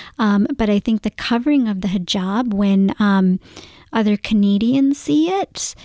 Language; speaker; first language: English; early bilingual, other home language; Gujarati